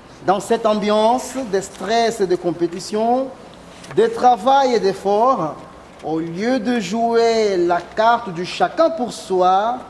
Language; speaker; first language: French; non-native, fluent; Portuguese